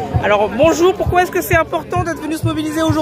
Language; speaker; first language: French; native; French